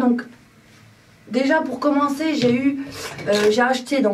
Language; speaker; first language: French; native; French